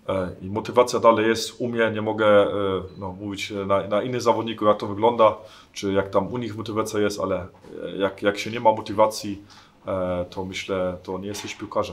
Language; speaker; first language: Polish; early bilingual, heritage; German